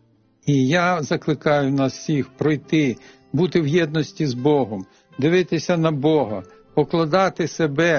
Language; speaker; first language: Ukrainian; native; Ukrainian